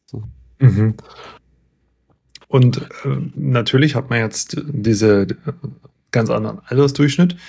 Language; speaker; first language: German; native; German